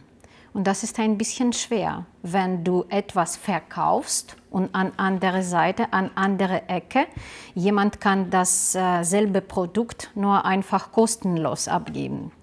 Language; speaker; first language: German; non-native, learner; Russian